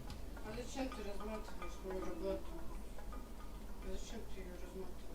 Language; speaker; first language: Russian; native; Russian